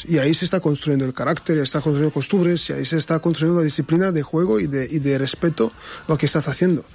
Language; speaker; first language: Spanish; non-native, fluent; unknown